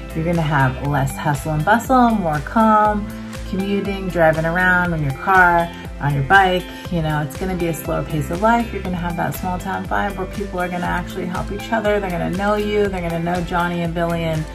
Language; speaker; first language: English; native; English